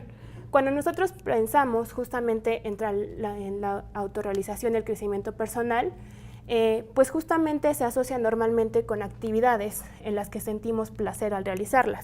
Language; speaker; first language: Spanish; native; Spanish